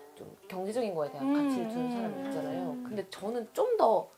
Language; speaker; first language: Korean; native; Korean